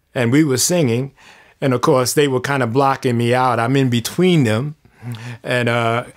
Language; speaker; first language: English; native; English